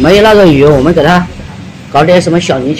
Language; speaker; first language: Chinese; native; Chinese